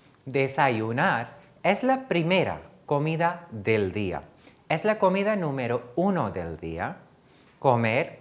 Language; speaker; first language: Spanish; non-native, fluent; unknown